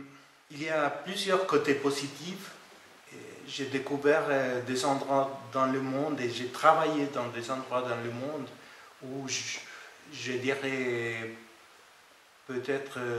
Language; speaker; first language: French; non-native, fluent; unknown